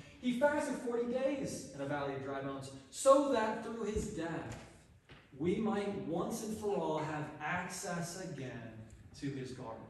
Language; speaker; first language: English; native; English